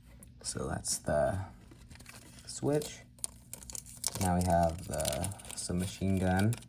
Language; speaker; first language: English; native; English